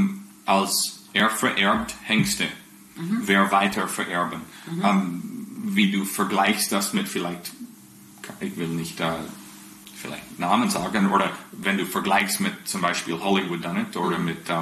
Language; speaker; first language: German; non-native, fluent; English